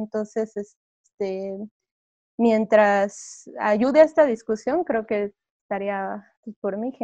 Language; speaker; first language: Spanish; native; Spanish